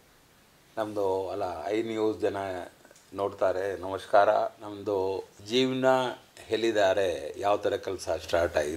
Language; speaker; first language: Kannada; non-native, learner; Hindi